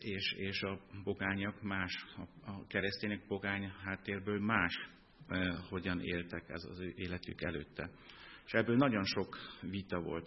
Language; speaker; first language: Hungarian; non-native, fluent; German